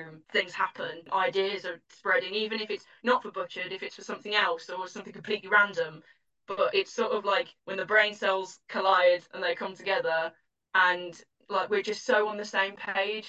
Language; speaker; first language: English; native; English